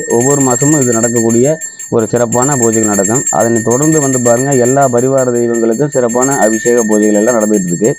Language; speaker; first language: Tamil; native; Tamil